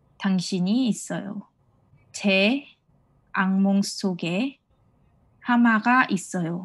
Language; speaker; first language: Korean; non-native, fluent; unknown